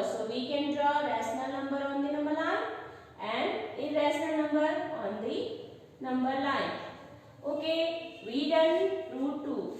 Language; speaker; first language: English; non-native, local second language; Hindi